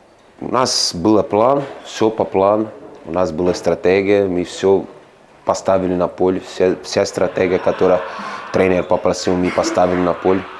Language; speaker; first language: Russian; non-native, fluent; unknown